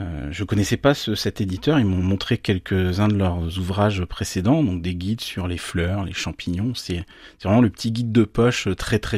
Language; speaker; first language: French; native; French